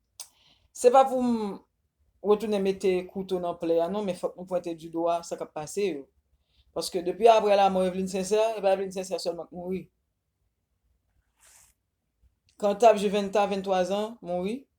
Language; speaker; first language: French; non-native, local second language; Haitian Creole